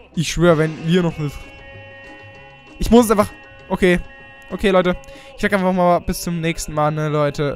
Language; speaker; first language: German; native; German